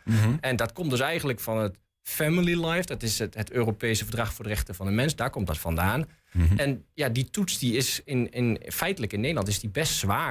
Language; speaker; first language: Dutch; native; Dutch